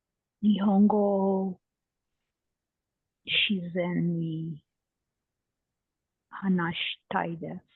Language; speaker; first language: Japanese; non-native, learner; English